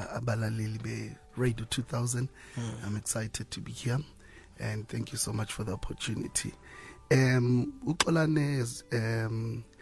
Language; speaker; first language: English; non-native, local second language; Zulu